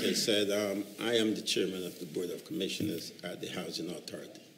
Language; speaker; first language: English; native; English